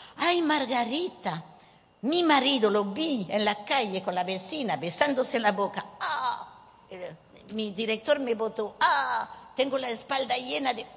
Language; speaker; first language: Spanish; early bilingual, heritage; Spanish